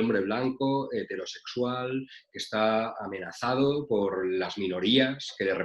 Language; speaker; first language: Spanish; native; Spanish